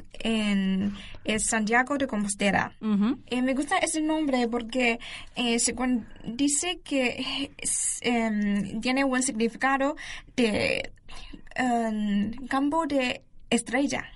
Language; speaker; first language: Spanish; non-native, learner; Chinese